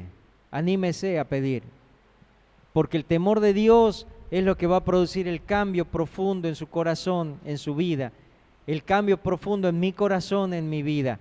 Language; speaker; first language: Spanish; native; Spanish